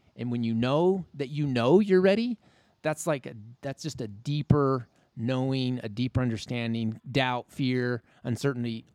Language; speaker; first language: English; native; English